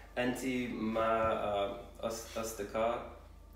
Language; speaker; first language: Arabic; non-native, learner; English